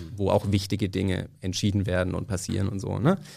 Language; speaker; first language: German; native; German